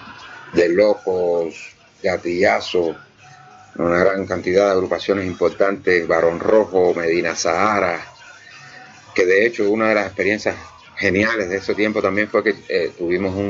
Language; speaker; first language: Spanish; native; Spanish